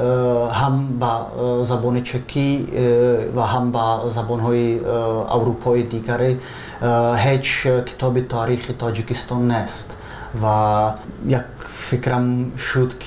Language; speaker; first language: Persian; non-native, fluent; Slovak